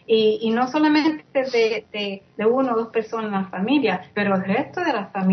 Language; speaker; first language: Spanish; early bilingual, heritage; English